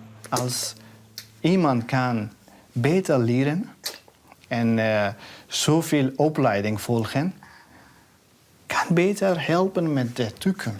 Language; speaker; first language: Dutch; non-native, learner; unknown